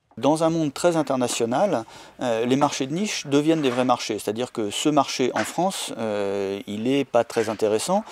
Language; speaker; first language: French; native; French